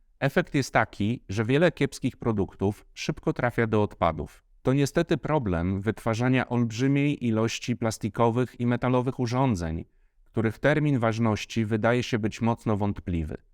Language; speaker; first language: Polish; native; Polish